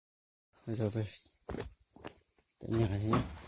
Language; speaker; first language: Vietnamese; non-native, local second language; Hmong